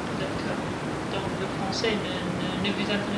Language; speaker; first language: French; non-native, fluent; English